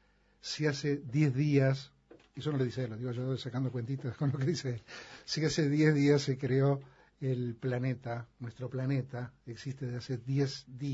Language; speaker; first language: Spanish; native; Spanish